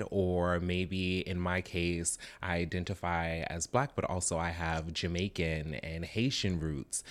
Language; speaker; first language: English; native; English